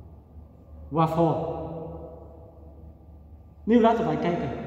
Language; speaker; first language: Dutch; non-native, fluent; Vietnamese